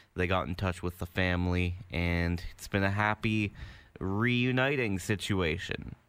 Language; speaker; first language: English; native; English